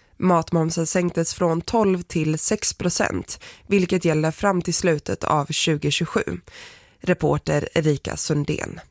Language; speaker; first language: Swedish; native; Swedish